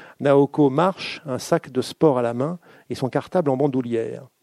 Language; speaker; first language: French; native; French